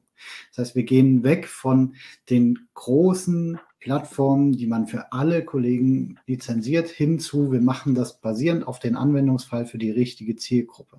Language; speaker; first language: German; native; German